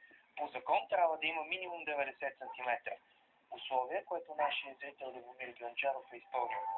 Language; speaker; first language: Bulgarian; native; Bulgarian